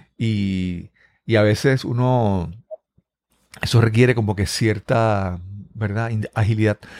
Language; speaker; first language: Spanish; native; Spanish